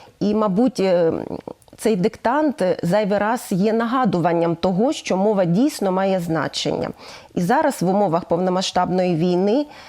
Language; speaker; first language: Ukrainian; native; Ukrainian